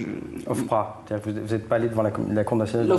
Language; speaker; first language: French; native; French